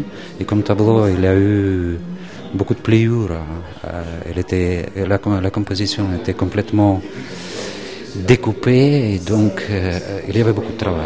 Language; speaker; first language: French; non-native, fluent; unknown